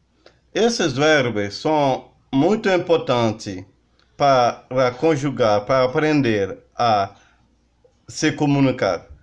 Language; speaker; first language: Portuguese; non-native, learner; Haitian Creole